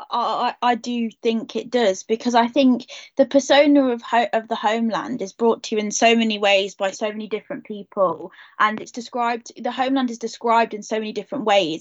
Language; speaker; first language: English; native; English